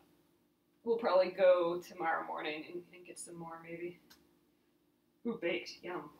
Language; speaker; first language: English; native; English